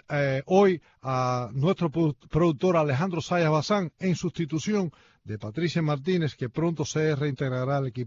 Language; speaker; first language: Spanish; native; Spanish